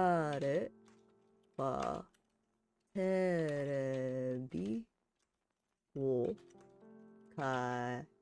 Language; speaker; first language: Japanese; non-native, learner; English